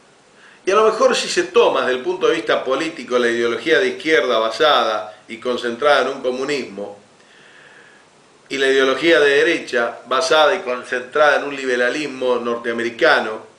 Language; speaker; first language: Spanish; native; Spanish